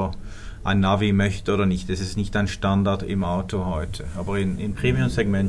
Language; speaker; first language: German; non-native, fluent; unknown